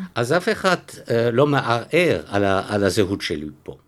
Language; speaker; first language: Hebrew; non-native, fluent; French